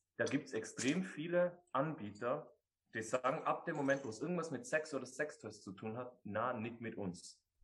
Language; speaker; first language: German; native; German